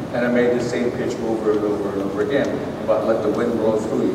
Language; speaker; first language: English; native; English